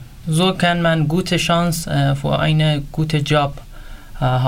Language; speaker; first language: German; non-native, learner; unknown